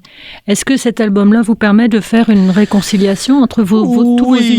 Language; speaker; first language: French; native; French